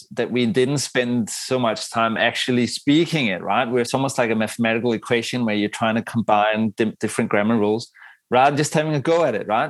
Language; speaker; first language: English; non-native, fluent; Danish